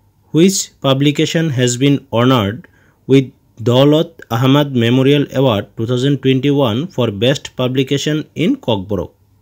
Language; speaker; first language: English; non-native, local second language; Bangla